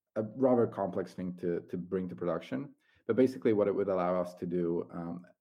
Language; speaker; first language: English; non-native, fluent; Italian